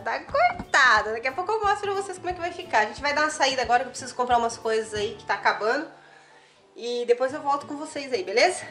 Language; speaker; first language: Portuguese; native; Portuguese